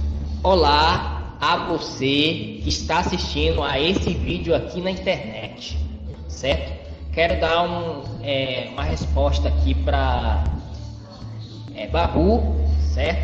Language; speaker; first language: Portuguese; native; Portuguese